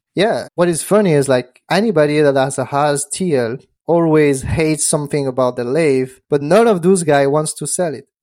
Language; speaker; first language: English; non-native, fluent; French